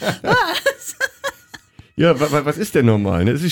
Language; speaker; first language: German; native; German